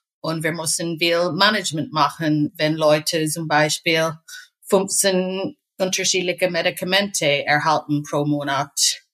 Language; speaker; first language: German; non-native, fluent; English